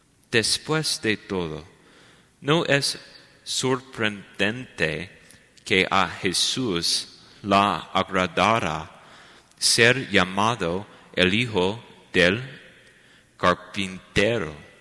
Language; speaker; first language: Spanish; non-native, learner; English